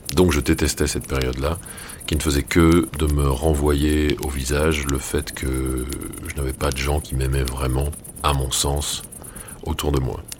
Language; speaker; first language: French; native; French